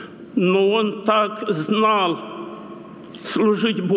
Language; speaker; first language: Russian; non-native, local second language; Romanian